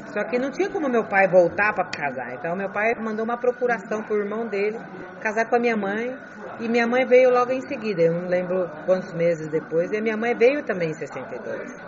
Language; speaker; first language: Portuguese; early bilingual, heritage; Portuguese